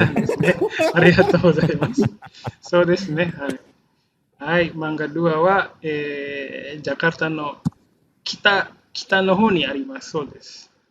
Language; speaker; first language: Japanese; non-native, fluent; Indonesian